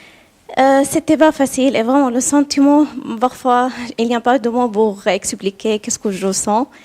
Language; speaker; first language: French; non-native, learner; Arabic